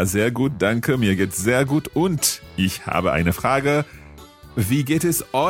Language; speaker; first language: German; non-native, fluent; English